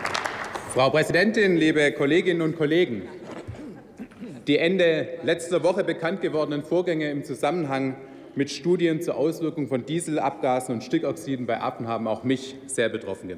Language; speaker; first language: German; native; German